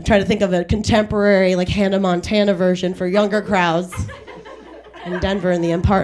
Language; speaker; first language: English; native; English